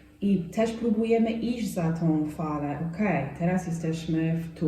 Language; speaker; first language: Polish; non-native, fluent; English